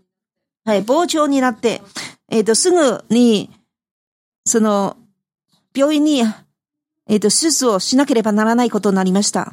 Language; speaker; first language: Japanese; non-native, fluent; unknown